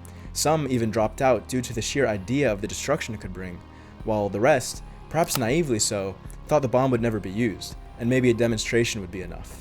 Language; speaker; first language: English; native; English